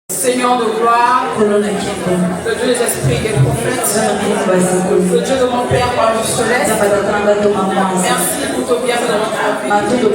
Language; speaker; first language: French; non-native, local second language; Lingala